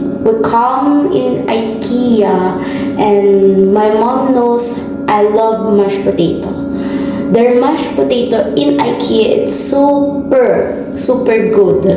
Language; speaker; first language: English; non-native, learner; Filipino